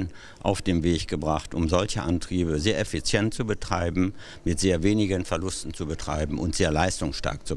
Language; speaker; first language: German; native; German